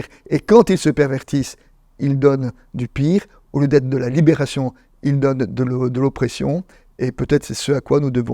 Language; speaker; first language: French; native; French